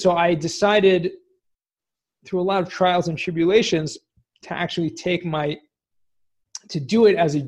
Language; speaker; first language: English; native; English